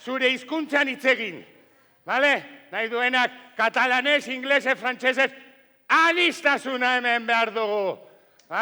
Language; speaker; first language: Basque; non-native, local second language; Spanish